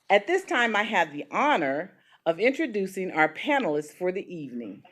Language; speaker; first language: English; native; English